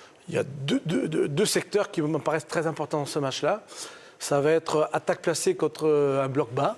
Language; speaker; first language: French; native; French